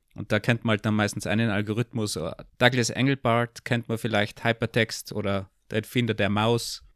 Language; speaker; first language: German; native; German